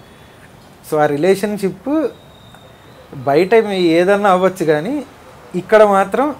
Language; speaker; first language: Telugu; native; Telugu